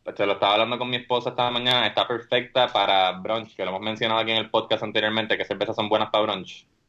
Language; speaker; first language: Spanish; native; Spanish